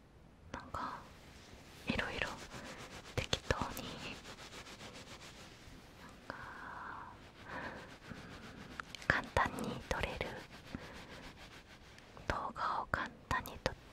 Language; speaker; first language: Japanese; non-native, fluent; Korean